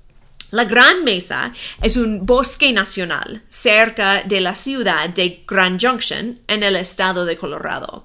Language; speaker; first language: Spanish; non-native, fluent; English